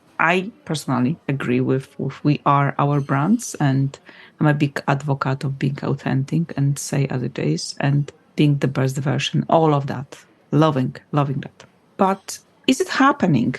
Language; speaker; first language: English; non-native, fluent; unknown